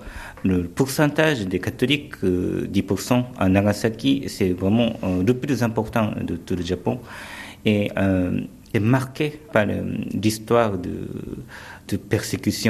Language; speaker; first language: French; early bilingual, other home language; Japanese